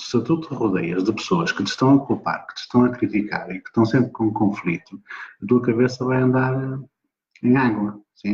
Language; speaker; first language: Portuguese; native; Portuguese